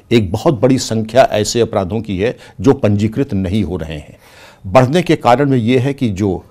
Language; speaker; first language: Hindi; native; Hindi